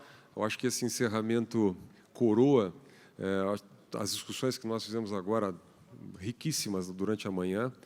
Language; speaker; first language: Portuguese; native; Portuguese